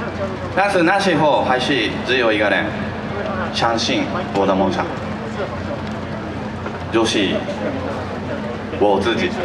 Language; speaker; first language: Chinese; non-native, fluent; Japanese